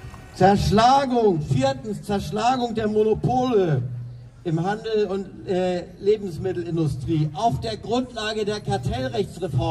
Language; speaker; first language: German; native; German